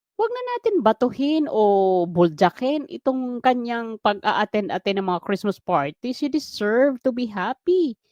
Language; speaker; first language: Filipino; non-native, local second language; Waray